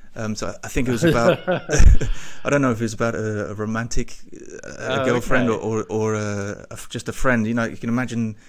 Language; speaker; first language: English; native; English